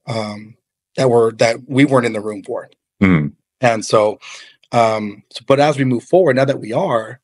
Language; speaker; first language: English; native; English